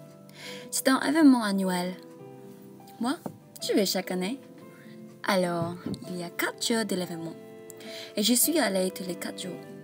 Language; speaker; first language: French; non-native, learner; English